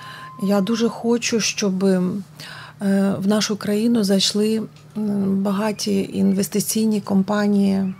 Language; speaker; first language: Ukrainian; non-native, local second language; Russian